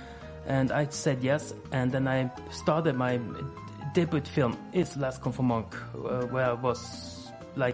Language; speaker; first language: English; non-native, fluent; Swedish